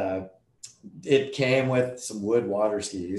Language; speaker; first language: English; native; English